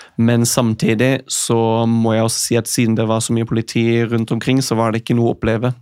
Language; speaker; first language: Norwegian; non-native, fluent; German